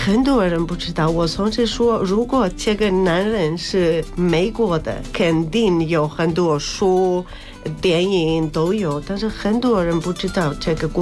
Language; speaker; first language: Chinese; non-native, fluent; Spanish